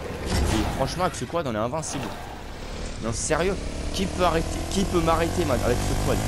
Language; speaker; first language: French; native; French